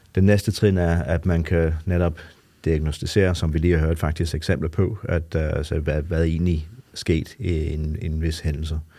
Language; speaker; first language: Danish; non-native, fluent; English